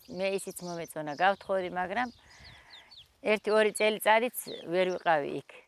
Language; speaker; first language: Georgian; non-native, local second language; Avaric